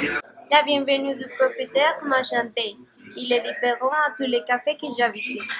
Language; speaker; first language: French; non-native, learner; Spanish